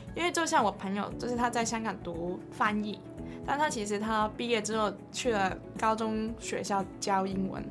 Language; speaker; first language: Chinese; non-native, local second language; Cantonese